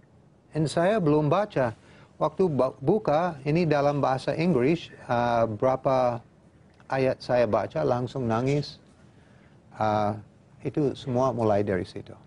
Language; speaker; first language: Indonesian; non-native, fluent; English